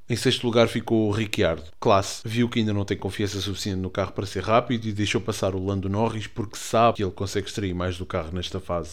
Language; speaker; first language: Portuguese; native; Portuguese